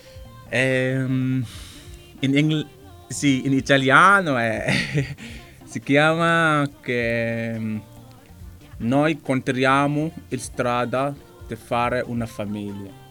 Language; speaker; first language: Italian; non-native, learner; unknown